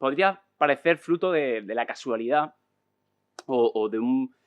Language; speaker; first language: Spanish; native; Spanish